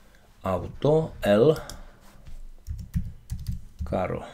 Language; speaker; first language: Spanish; non-native, learner; Slovak